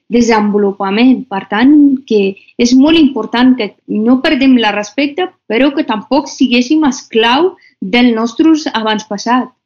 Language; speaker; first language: Catalan; non-native, fluent; Persian